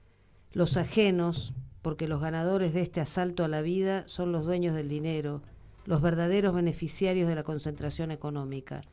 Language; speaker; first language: Spanish; native; Spanish